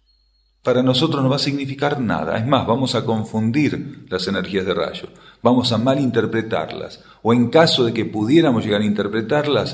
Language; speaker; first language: Spanish; native; Spanish